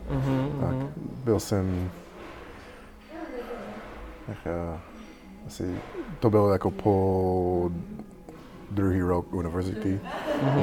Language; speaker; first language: Czech; non-native, learner; English